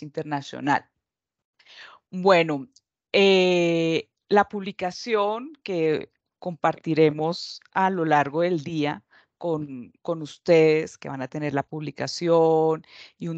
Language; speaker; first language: Spanish; native; Spanish